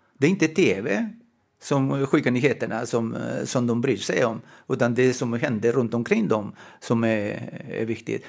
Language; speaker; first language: Swedish; non-native, fluent; Spanish